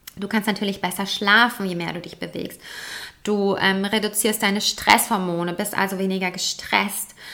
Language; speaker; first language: German; native; German